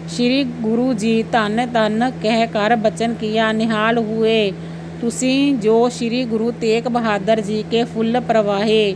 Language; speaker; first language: Hindi; non-native, local second language; Punjabi